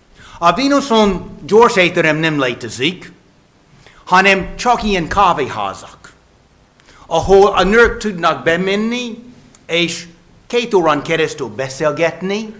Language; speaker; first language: Hungarian; non-native, fluent; English